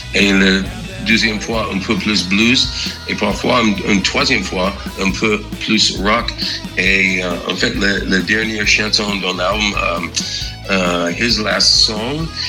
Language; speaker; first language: French; non-native, fluent; English